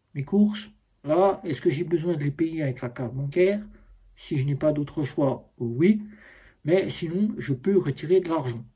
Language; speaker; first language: French; native; French